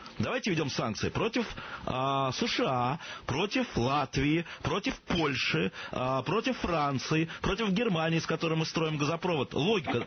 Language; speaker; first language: Russian; native; Russian